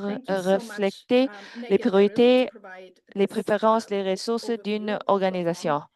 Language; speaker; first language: French; non-native, fluent; English